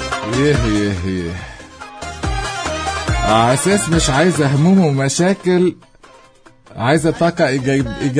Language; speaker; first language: Arabic; native; Arabic